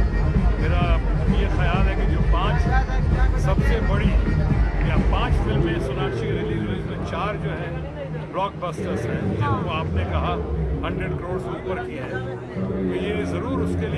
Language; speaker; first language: Hindi; native; Hindi